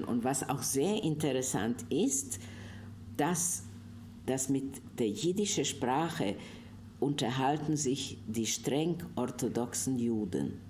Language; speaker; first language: German; non-native, fluent; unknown